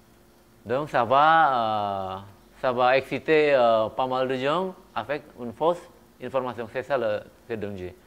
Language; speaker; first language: French; non-native, fluent; Indonesian